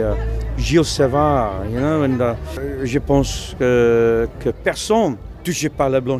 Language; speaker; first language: French; non-native, learner; English